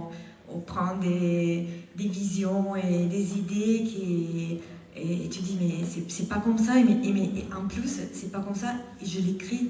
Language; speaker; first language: French; non-native, fluent; Italian